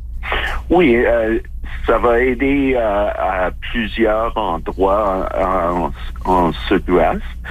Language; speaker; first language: French; non-native, local second language; English